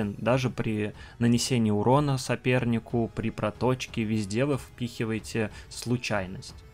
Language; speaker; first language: Russian; native; Russian